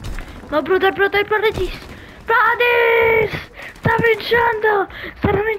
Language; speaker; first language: Italian; native; Italian